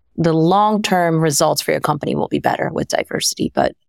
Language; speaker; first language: English; non-native, fluent; French